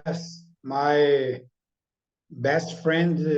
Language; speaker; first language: English; non-native, learner; Portuguese